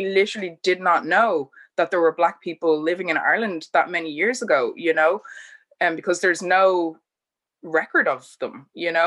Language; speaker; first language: English; native; English